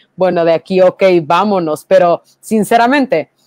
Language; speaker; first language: Spanish; native; Spanish